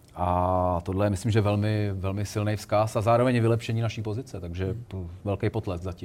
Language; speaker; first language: Czech; native; Czech